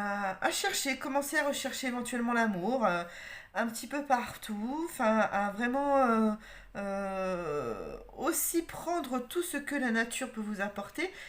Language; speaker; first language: French; native; French